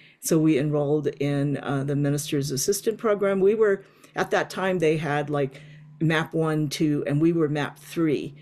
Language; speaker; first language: English; native; English